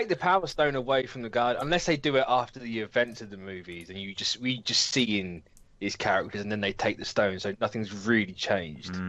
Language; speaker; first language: English; native; English